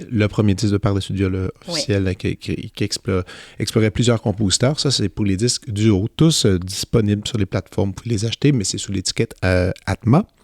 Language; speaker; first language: French; native; French